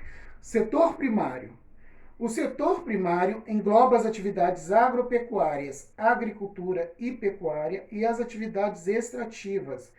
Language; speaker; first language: Portuguese; native; Portuguese